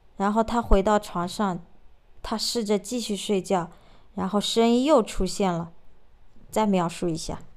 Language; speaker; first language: Chinese; native; Chinese